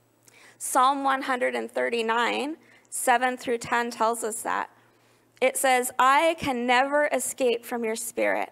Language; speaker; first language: English; native; English